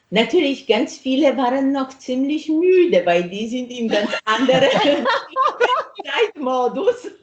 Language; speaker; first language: German; non-native, fluent; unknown